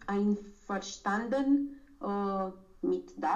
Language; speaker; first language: German; non-native, learner; Romanian